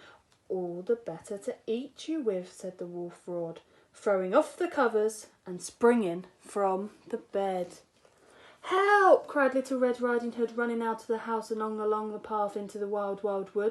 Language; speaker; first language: English; native; English